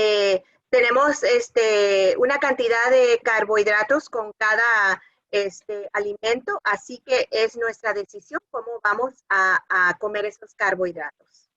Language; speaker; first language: Spanish; early bilingual, other home language; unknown